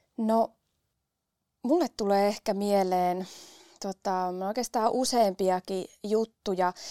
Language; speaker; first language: Finnish; early bilingual, other home language; Spanish